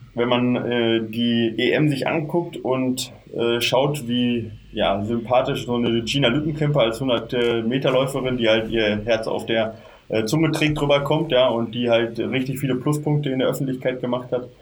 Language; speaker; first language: German; native; German